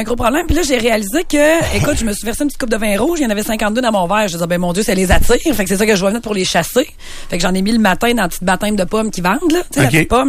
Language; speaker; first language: French; native; French